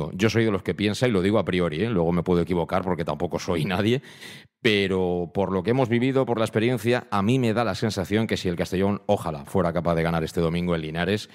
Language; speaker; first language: Spanish; native; Spanish